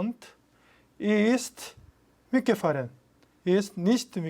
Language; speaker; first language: German; non-native, fluent; Korean